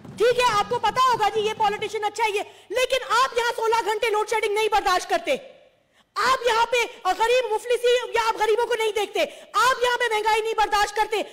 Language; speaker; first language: Urdu; non-native, local second language; Sindhi